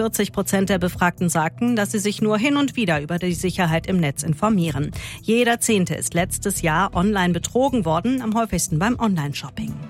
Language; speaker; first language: German; native; German